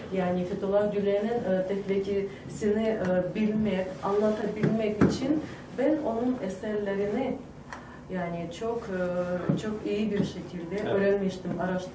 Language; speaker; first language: Turkish; non-native, fluent; Tajik